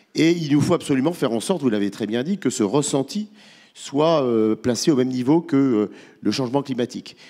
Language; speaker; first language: French; native; French